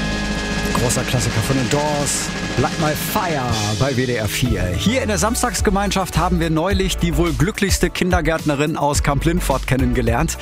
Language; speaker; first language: German; native; German